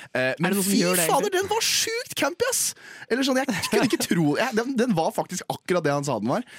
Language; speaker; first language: Norwegian; non-native, fluent; English